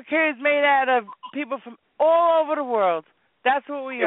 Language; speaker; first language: English; native; English